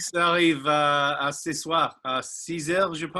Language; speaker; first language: French; non-native, learner; English